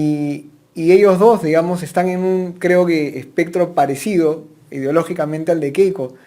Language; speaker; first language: Spanish; native; Spanish